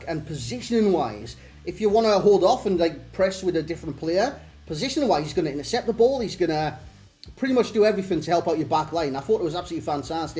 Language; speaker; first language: English; native; English